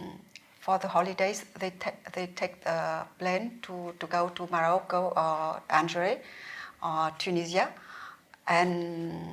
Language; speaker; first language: English; non-native, learner; Vietnamese